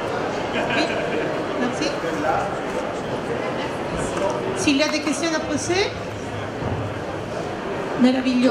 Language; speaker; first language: French; non-native, fluent; Italian